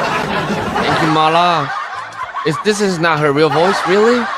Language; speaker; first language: English; non-native, learner; Chinese